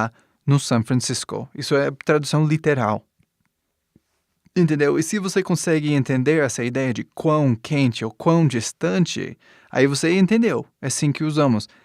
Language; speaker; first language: Portuguese; non-native, fluent; English